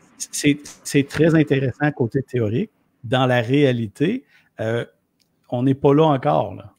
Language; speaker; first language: French; native; French